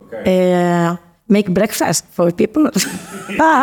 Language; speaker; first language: English; non-native, learner; Spanish